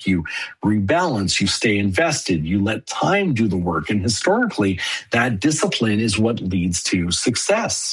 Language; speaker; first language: English; native; English